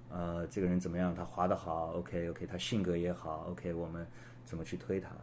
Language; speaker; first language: Chinese; early bilingual, heritage; Chinese